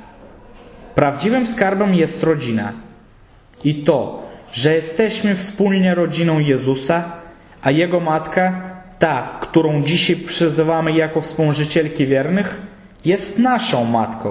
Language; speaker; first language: Polish; native; Polish